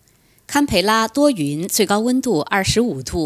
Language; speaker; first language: Chinese; native; Chinese